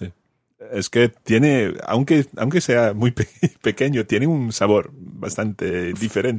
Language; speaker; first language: Spanish; non-native, fluent; English